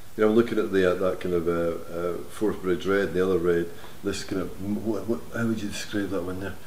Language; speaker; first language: English; native; English